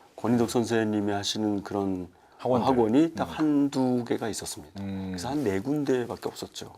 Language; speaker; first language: Korean; early bilingual, heritage; Korean